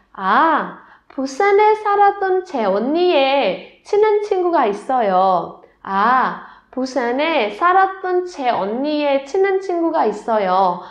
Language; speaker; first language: Korean; non-native, learner; Burmese